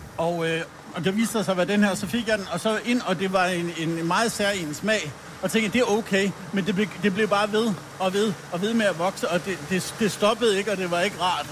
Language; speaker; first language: Danish; native; Danish